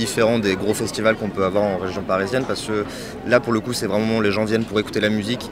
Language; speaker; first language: French; native; French